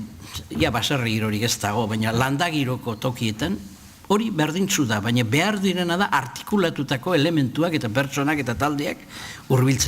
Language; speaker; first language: Basque; native; Basque